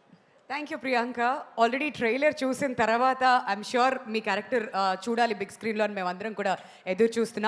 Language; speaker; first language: Telugu; native; Telugu